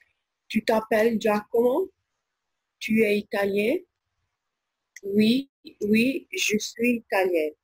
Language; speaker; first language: French; non-native, learner; Albanian